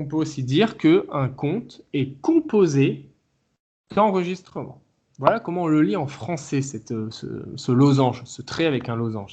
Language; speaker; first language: French; native; French